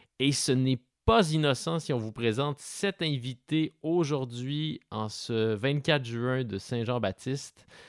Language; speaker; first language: French; native; French